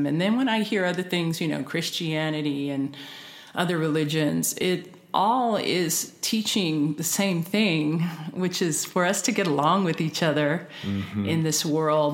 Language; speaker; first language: English; native; English